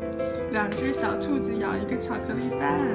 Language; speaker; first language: Chinese; native; Chinese